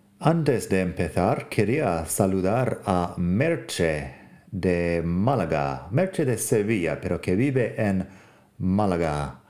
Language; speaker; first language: Spanish; non-native, fluent; English